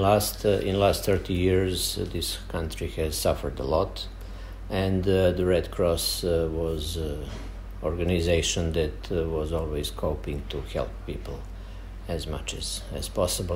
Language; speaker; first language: English; non-native, fluent; Serbian